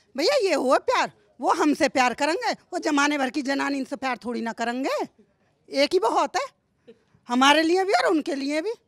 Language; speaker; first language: Hindi; native; Hindi